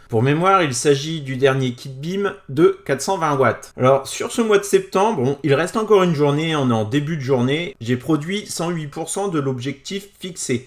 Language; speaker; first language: French; native; French